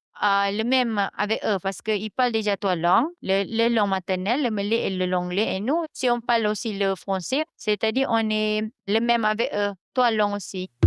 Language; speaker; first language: French; non-native, fluent; Malay